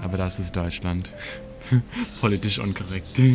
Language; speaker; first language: German; non-native, learner; English